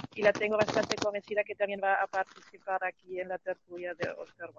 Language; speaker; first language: Spanish; non-native, fluent; German